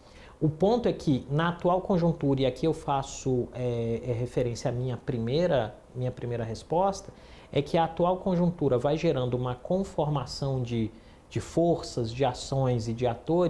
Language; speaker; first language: Portuguese; native; Portuguese